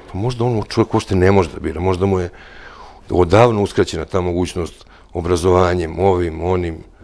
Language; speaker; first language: Serbian; native; Serbian